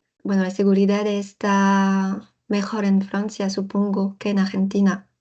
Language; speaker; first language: Spanish; non-native, learner; French